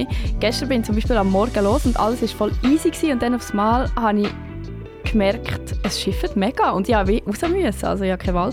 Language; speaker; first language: German; native; German